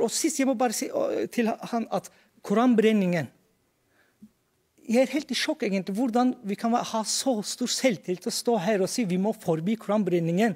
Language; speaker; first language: Norwegian; non-native, fluent; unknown